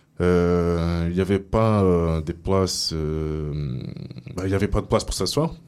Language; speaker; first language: French; non-native, fluent; Portuguese